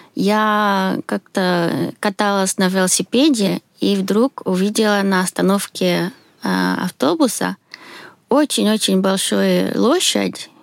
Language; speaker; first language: Russian; non-native, fluent; Swedish